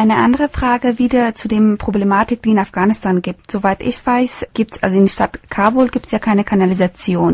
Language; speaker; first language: German; native; German